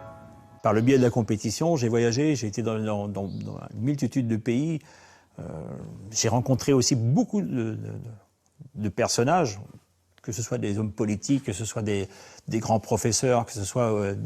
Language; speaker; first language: French; native; French